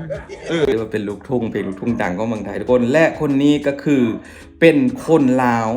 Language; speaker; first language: Thai; non-native, local second language; Lao